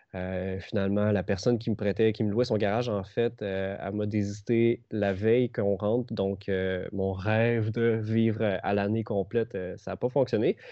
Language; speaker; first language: French; native; French